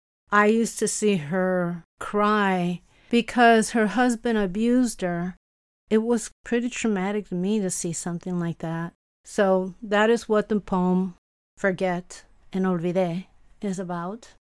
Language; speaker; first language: English; early bilingual, other home language; Spanish